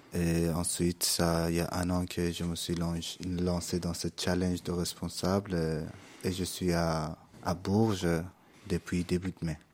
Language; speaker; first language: French; non-native, fluent; Persian